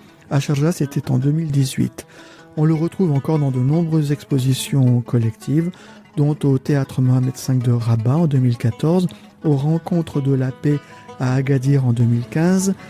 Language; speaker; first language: French; native; French